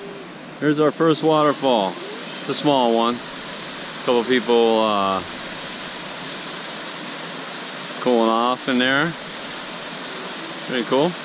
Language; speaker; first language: English; native; English